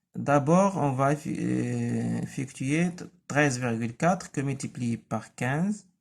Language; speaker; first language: French; non-native, local second language; Arabic